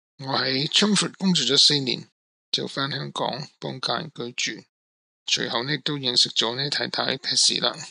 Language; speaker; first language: Cantonese; non-native, local second language; Min Nan Chinese